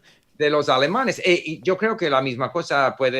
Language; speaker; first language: Spanish; non-native, fluent; English